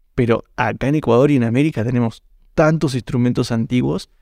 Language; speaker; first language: Spanish; native; Spanish